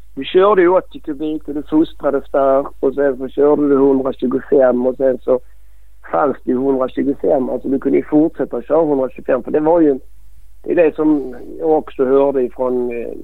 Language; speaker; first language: Swedish; native; Swedish